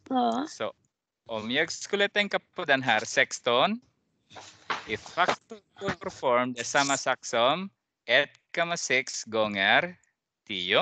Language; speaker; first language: Swedish; non-native, fluent; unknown